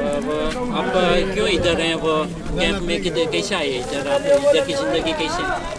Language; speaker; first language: Hindi; non-native, learner; Gujarati